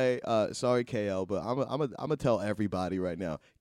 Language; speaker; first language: English; native; English